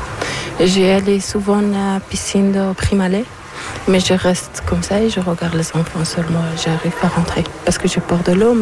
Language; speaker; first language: French; non-native, learner; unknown